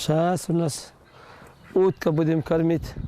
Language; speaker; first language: Russian; non-native, learner; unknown